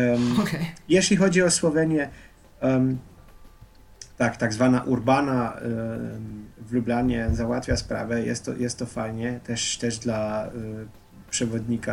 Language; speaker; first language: Polish; non-native, fluent; Slovenian